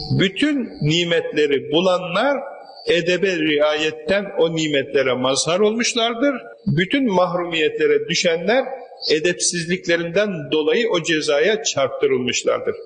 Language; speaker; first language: Turkish; native; Turkish